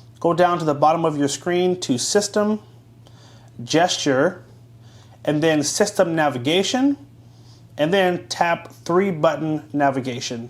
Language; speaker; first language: English; native; English